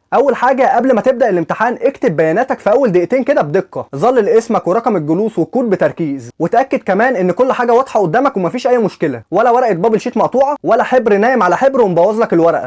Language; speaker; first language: Arabic; native; Arabic